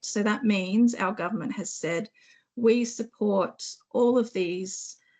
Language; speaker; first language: English; native; English